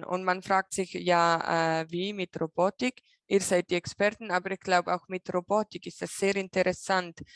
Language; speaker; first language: German; non-native, local second language; Italian